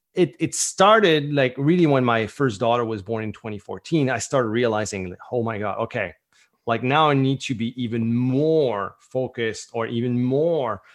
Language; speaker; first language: English; non-native, fluent; French